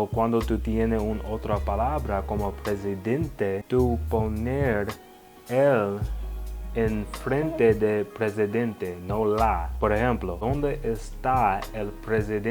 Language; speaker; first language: Spanish; non-native, learner; English